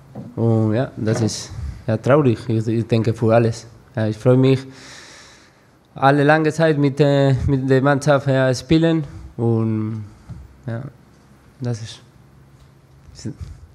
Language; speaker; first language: German; non-native, learner; Spanish